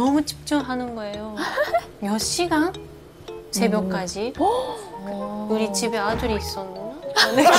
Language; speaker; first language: Korean; non-native, learner; Japanese